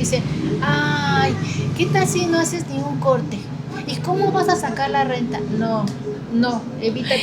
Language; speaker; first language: Spanish; native; Spanish